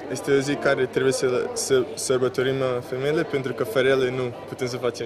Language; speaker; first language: Romanian; non-native, fluent; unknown